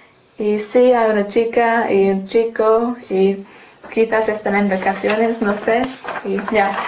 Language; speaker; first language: Spanish; non-native, learner; English